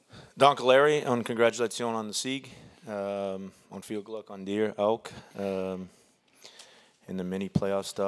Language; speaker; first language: German; non-native, fluent; English